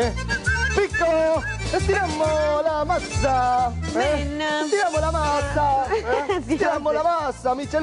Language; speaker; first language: Spanish; native; Spanish